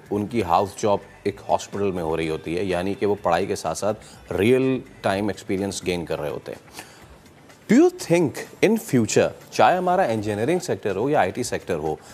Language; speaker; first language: Urdu; native; Urdu